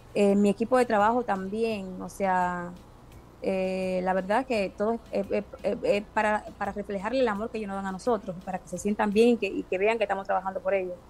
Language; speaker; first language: Spanish; native; Spanish